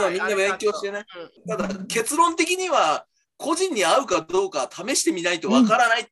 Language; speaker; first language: Japanese; native; Japanese